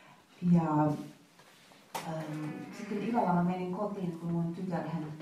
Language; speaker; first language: Finnish; non-native, fluent; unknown